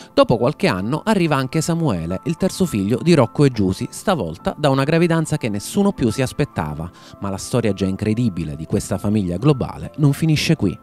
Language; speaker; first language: Italian; native; Italian